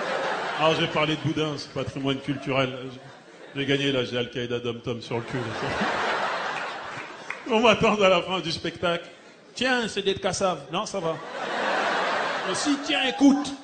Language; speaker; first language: French; early bilingual, other home language; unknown